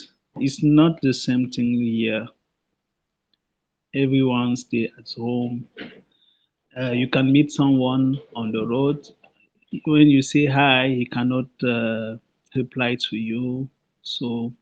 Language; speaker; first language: English; non-native, local second language; French